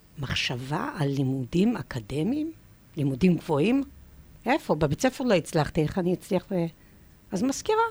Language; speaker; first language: Hebrew; early bilingual, other home language; English